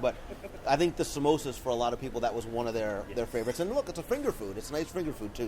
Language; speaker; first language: English; native; English